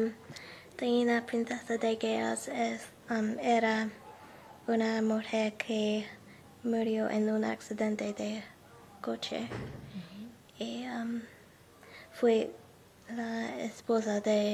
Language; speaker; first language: Spanish; non-native, learner; English